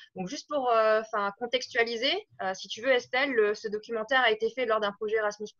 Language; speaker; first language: French; native; French